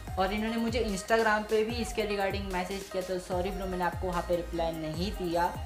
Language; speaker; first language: Hindi; native; Hindi